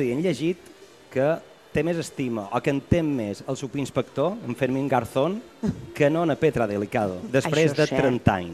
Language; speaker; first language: Catalan; native; Catalan